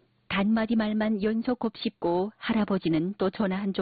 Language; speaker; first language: Korean; native; Korean